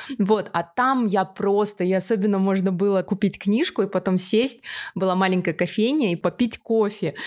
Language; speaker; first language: Russian; native; Russian